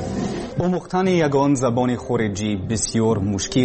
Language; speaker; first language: Persian; non-native, learner; English